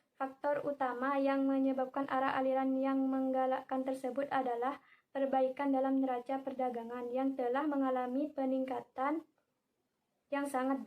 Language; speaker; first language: Indonesian; native; Indonesian